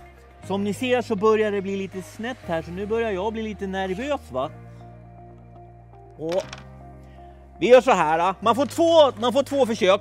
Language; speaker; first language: Swedish; native; Swedish